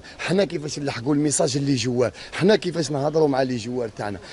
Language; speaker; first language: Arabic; native; Arabic